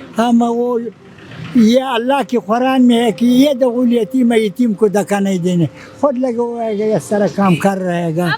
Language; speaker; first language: Urdu; non-native, local second language; Pashto